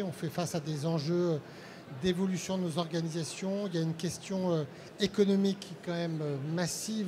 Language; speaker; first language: French; native; French